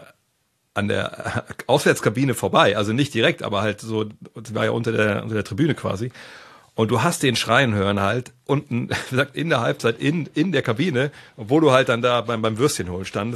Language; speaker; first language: German; native; German